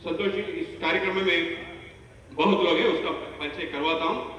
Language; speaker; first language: Hindi; non-native, local second language; Telugu